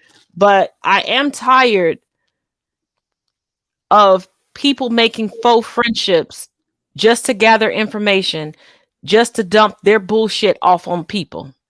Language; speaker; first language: English; native; English